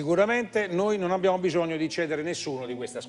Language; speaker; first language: Italian; native; Italian